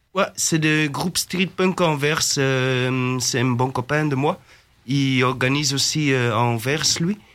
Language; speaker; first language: French; non-native, learner; Dutch